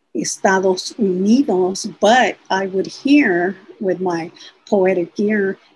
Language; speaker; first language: English; early bilingual, other home language; Spanish